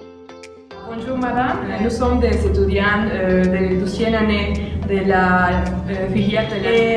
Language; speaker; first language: French; non-native, learner; Spanish